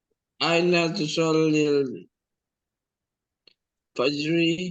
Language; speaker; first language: Arabic; non-native, learner; Indonesian